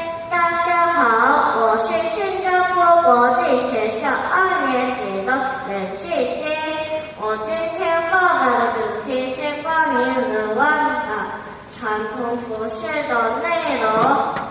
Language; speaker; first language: Chinese; non-native, learner; Korean